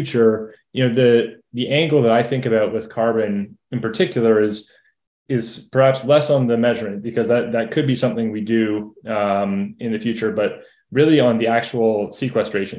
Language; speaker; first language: English; native; English